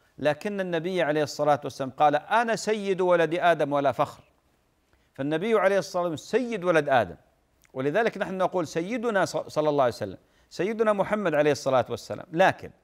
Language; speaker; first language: Arabic; native; Arabic